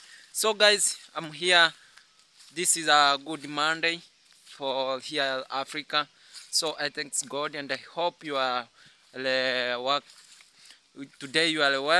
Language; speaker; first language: English; non-native, learner; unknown